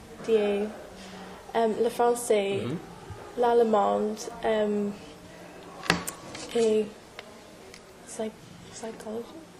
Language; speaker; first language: French; non-native, learner; English